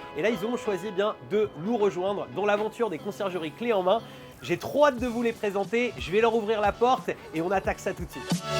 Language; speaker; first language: French; native; French